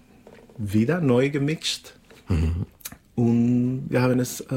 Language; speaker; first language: German; non-native, fluent; Spanish